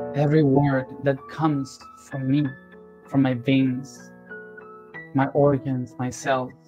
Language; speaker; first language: English; non-native, fluent; Spanish